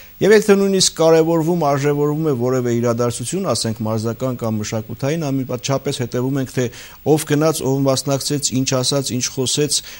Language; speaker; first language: Armenian; native; Armenian